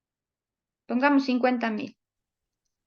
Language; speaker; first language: Spanish; native; Spanish